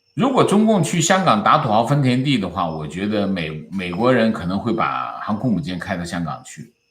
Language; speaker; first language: Chinese; native; Chinese